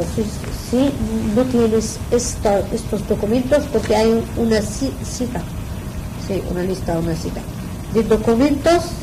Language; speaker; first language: Spanish; non-native, learner; Arabic